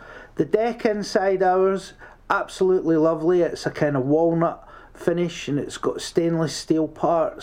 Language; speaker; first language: English; native; English